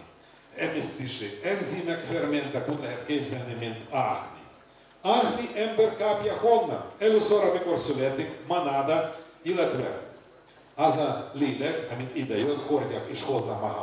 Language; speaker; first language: Hungarian; non-native, learner; Russian